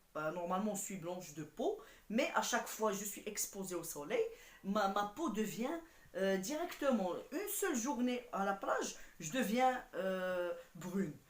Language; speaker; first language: French; non-native, local second language; Arabic